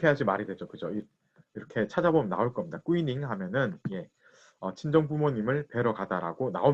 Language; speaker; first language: Korean; native; Korean